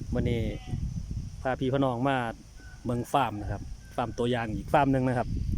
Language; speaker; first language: Thai; native; Thai